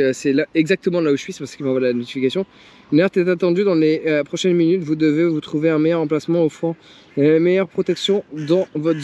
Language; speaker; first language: French; native; French